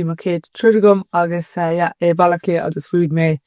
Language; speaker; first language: Irish; non-native, local second language; English